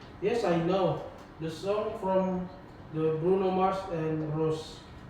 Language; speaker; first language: English; non-native, learner; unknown